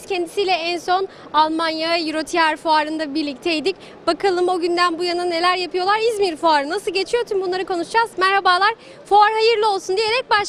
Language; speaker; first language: Turkish; native; Turkish